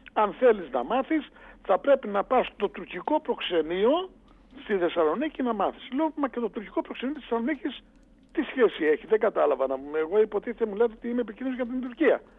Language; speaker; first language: Greek; native; Greek